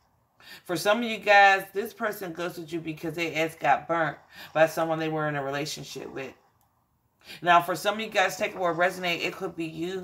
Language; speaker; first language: English; native; English